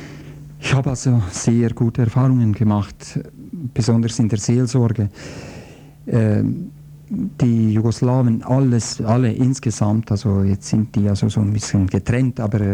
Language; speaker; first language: German; non-native, fluent; Croatian